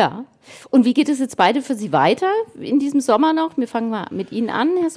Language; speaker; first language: German; native; German